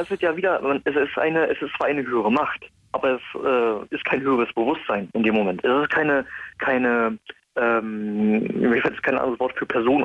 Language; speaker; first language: German; native; German